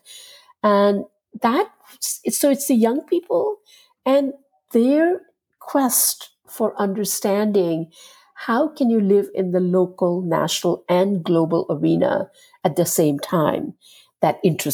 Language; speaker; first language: English; non-native, local second language; Gujarati